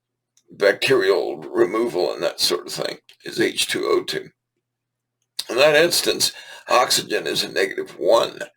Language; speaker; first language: English; native; English